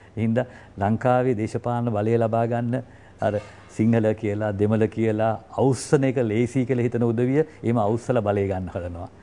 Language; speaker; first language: Sinhala; non-native, local second language; Tamil